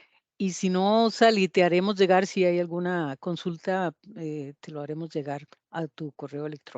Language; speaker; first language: Spanish; native; Spanish